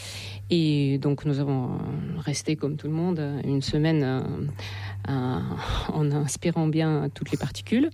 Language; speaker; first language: French; non-native, fluent; Russian